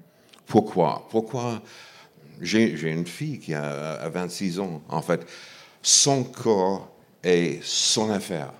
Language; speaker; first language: French; non-native, fluent; English